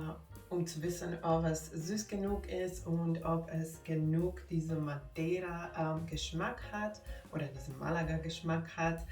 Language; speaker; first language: German; non-native, fluent; Finnish